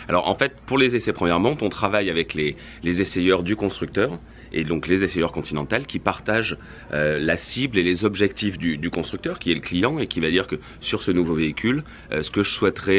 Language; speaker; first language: French; native; French